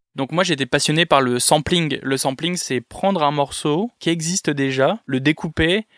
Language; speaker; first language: French; native; French